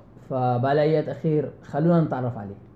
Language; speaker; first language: Arabic; native; Arabic